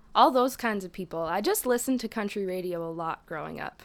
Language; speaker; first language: English; native; English